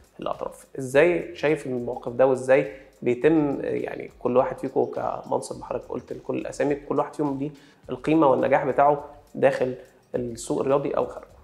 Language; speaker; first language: Arabic; native; Arabic